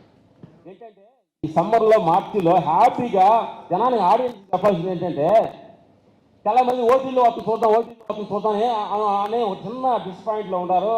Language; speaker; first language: Telugu; native; Telugu